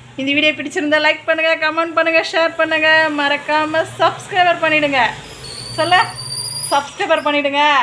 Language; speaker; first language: Tamil; native; Tamil